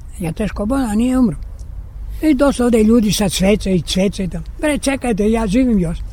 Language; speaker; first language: Serbian; early bilingual, heritage; Serbian